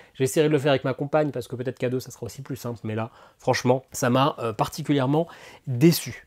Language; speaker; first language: French; native; French